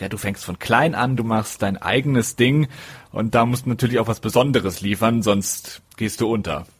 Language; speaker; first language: German; native; German